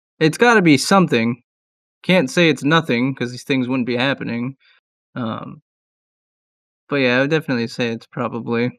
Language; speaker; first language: English; native; English